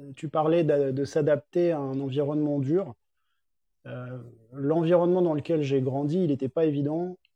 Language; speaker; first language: French; native; French